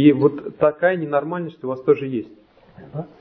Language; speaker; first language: Russian; native; Russian